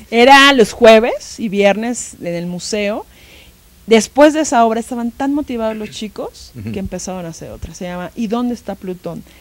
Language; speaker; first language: Spanish; native; Spanish